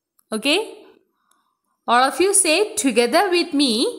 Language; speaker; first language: English; non-native, local second language; Malayalam